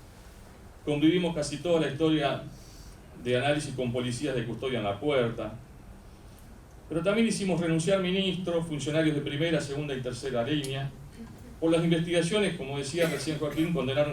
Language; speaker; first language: Spanish; native; Spanish